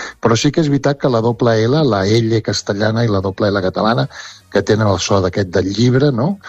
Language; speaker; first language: Catalan; native; Catalan